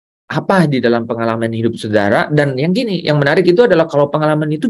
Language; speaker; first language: Indonesian; native; Indonesian